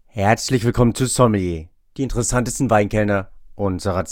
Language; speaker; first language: German; native; German